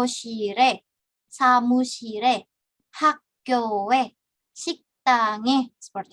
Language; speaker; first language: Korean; non-native, fluent; Indonesian